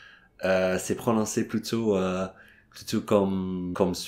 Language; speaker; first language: French; non-native, fluent; English